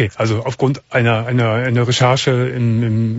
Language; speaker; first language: German; native; German